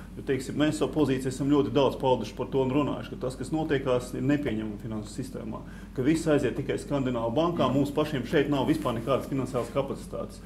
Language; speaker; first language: Latvian; native; Latvian